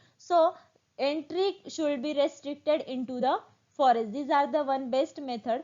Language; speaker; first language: English; non-native, local second language; Marathi